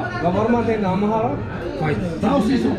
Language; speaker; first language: English; non-native, learner; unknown